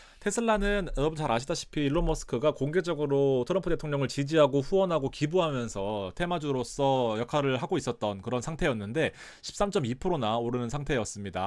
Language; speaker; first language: Korean; native; Korean